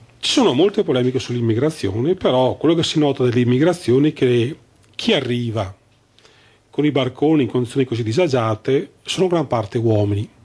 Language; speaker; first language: Italian; native; Italian